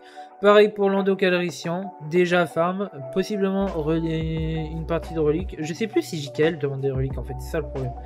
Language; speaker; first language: French; native; French